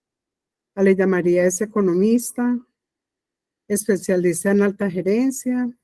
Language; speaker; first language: Spanish; native; Spanish